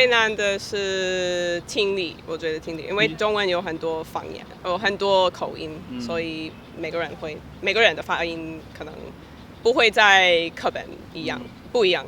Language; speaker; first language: Chinese; non-native, fluent; English